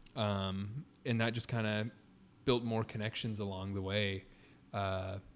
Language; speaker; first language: English; native; English